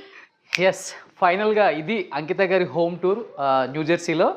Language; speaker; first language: Telugu; native; Telugu